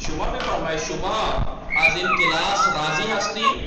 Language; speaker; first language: Persian; non-native, fluent; Urdu